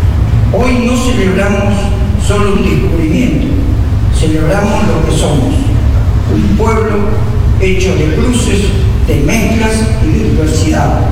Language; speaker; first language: Spanish; native; Spanish